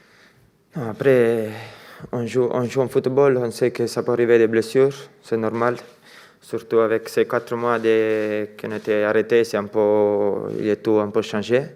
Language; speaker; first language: French; non-native, fluent; Italian